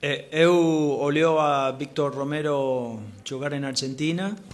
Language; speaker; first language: Portuguese; non-native, learner; Spanish